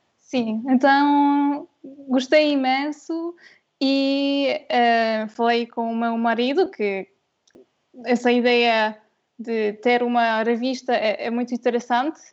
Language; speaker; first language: Portuguese; non-native, fluent; Polish